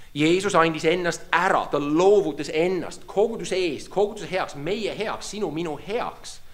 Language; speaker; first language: Estonian; non-native, fluent; English